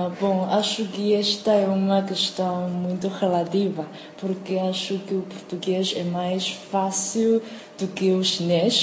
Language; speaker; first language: Portuguese; non-native, fluent; Chinese